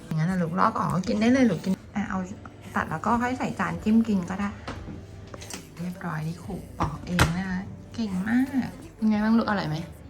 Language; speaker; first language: Thai; native; Thai